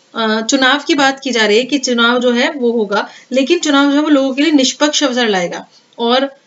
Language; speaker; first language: Hindi; native; Hindi